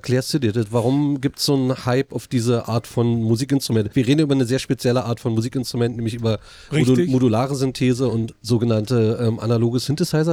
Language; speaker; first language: German; native; German